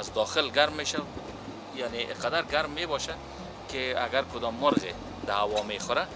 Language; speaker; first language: Persian; native; Persian